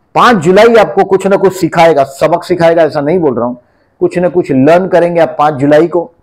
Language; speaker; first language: Hindi; native; Hindi